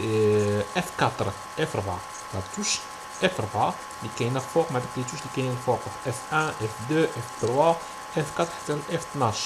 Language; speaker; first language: Arabic; native; Arabic